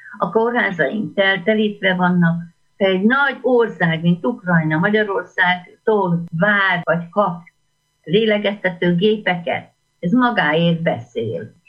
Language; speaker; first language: Hungarian; native; Hungarian